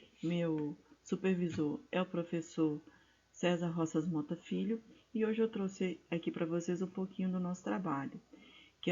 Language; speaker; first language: Portuguese; native; Portuguese